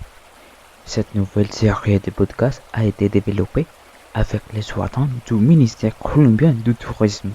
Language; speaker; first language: French; non-native, learner; Spanish